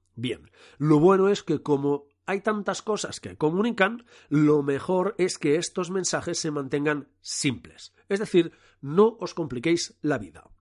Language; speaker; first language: Spanish; non-native, local second language; Catalan